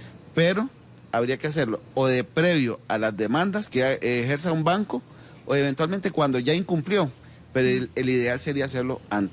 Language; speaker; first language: Spanish; native; Spanish